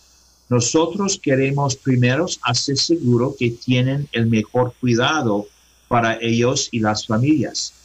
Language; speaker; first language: Spanish; non-native, learner; English